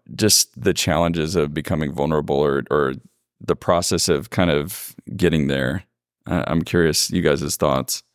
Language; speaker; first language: English; native; English